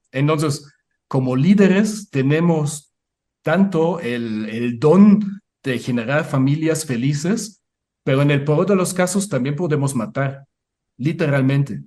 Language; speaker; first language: Spanish; non-native, fluent; German